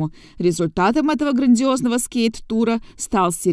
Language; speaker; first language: Russian; native; Russian